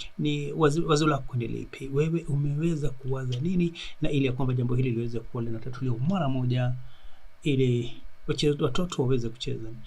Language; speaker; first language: Swahili; non-native, local second language; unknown